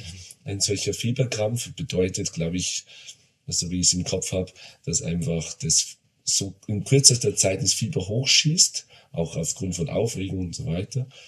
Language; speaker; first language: German; native; German